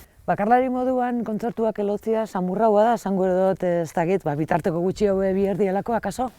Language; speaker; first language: Basque; native; Basque